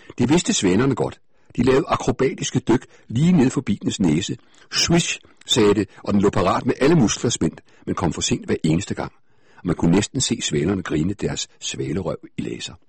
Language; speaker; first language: Danish; native; Danish